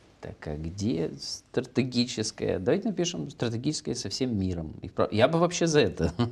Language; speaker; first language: Russian; native; Russian